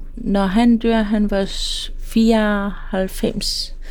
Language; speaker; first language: Danish; non-native, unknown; Swahili